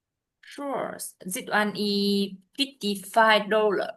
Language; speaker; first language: English; non-native, learner; Vietnamese